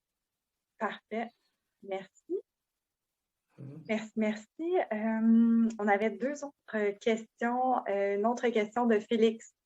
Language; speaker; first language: French; native; French